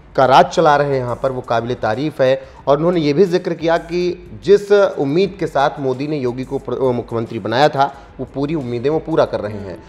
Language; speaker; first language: Hindi; native; Hindi